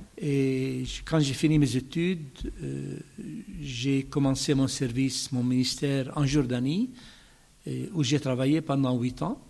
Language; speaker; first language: French; non-native, fluent; Arabic